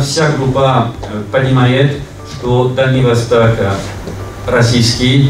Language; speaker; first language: Russian; non-native, fluent; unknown